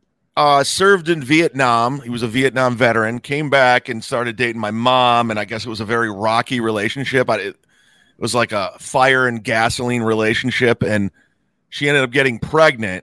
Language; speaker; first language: English; native; English